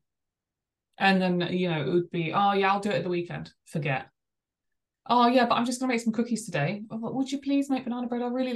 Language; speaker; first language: English; native; English